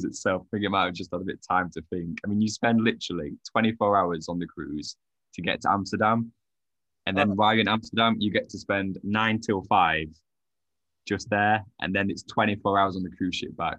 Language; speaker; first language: English; native; English